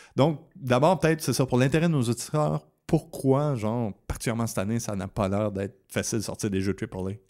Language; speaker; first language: French; native; French